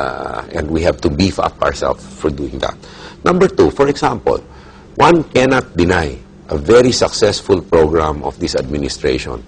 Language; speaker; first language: English; non-native, local second language; Filipino